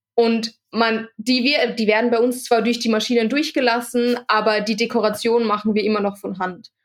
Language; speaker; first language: German; native; German